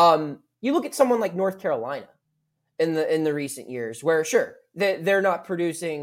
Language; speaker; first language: English; native; English